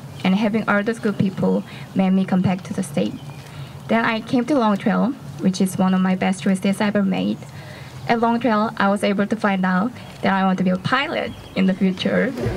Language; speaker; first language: English; non-native, fluent; Korean